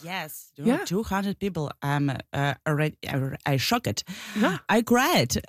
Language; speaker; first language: English; non-native, learner; Ukrainian